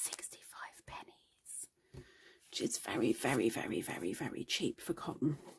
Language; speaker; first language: English; native; English